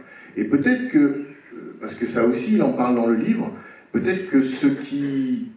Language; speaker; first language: French; native; French